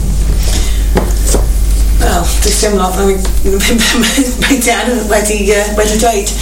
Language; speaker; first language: Welsh; non-native, local second language; English